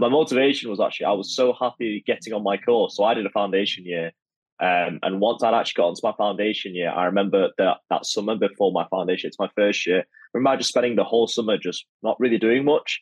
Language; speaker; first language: English; native; English